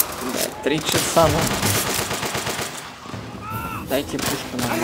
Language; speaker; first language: Russian; native; Russian